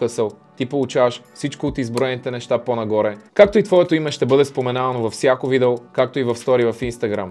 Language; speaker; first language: Bulgarian; native; Bulgarian